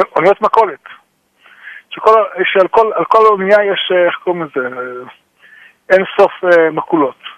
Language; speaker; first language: Hebrew; native; Hebrew